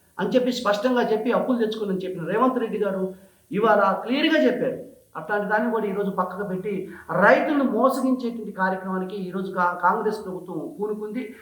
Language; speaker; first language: Telugu; native; Telugu